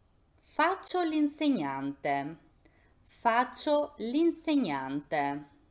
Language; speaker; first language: Italian; non-native, fluent; Albanian